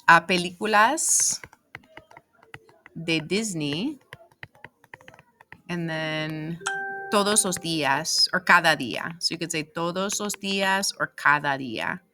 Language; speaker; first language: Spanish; non-native, fluent; English